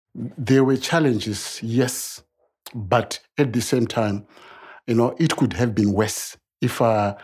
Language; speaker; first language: English; non-native, local second language; Shona